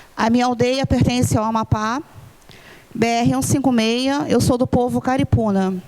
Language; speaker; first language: Portuguese; non-native, fluent; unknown